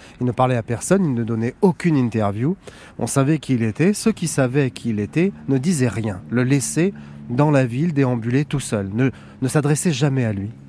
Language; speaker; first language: French; native; French